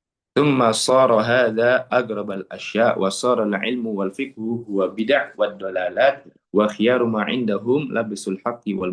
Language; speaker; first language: Arabic; non-native, fluent; Indonesian